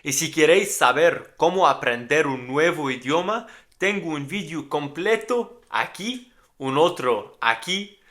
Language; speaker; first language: Spanish; non-native, learner; English